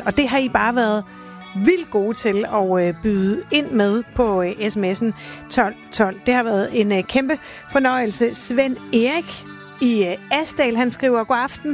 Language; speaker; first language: Danish; native; Danish